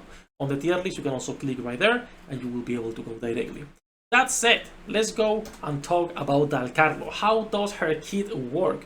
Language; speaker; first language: English; non-native, fluent; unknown